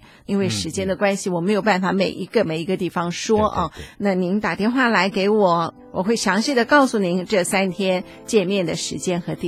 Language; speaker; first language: Chinese; native; Chinese